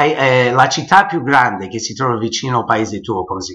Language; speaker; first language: Italian; early bilingual, heritage; English